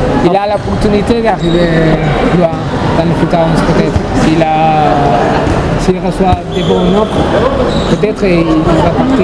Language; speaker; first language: French; non-native, fluent; Spanish